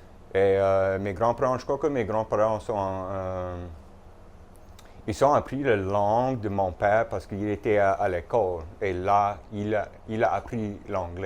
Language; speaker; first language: French; non-native, local second language; English